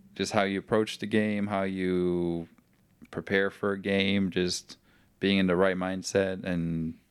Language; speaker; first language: English; non-native, fluent; Norwegian